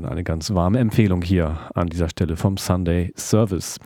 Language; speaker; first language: German; native; German